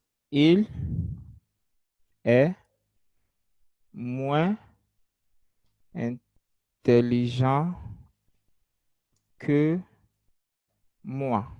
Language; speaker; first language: French; non-native, fluent; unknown